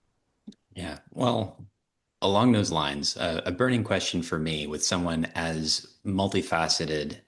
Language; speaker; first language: English; native; English